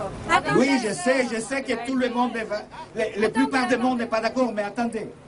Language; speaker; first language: French; non-native, fluent; Hebrew